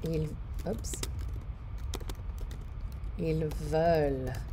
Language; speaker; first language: French; non-native, fluent; English